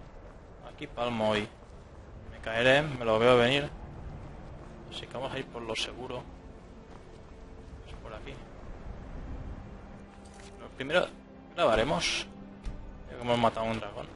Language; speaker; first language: Spanish; native; Spanish